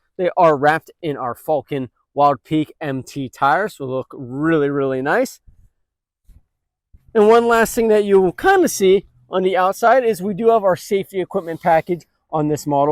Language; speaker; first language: English; native; English